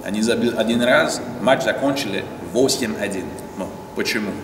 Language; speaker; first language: Russian; non-native, learner; French